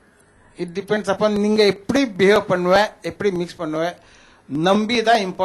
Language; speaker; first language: Tamil; non-native, fluent; Marathi